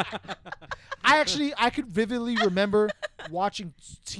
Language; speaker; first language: English; native; English